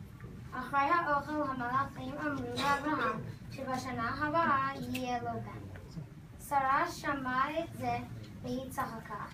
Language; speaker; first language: Hebrew; non-native, learner; English